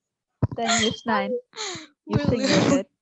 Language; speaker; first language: English; early bilingual, other home language; Mon